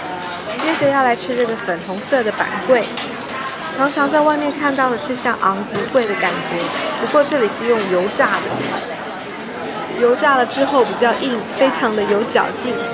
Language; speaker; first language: Chinese; native; Chinese